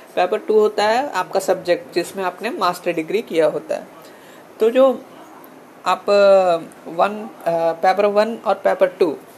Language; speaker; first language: Hindi; non-native, local second language; Telugu